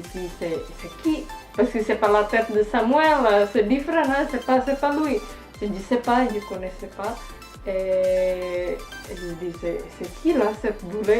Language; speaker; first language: French; non-native, learner; Indonesian